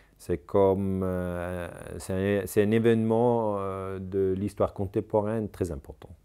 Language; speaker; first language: French; non-native, local second language; German